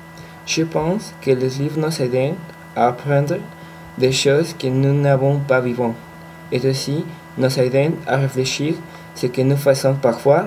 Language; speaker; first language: French; non-native, learner; Spanish